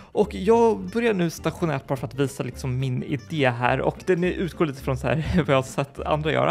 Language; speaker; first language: Swedish; native; Swedish